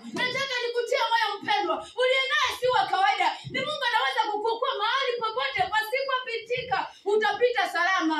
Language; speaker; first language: Swahili; native; Swahili